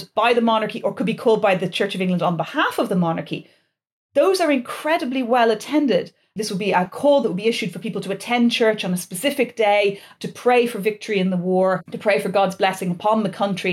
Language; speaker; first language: English; native; English